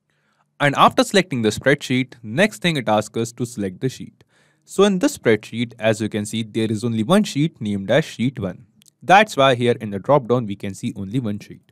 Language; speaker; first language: English; non-native, local second language; Hindi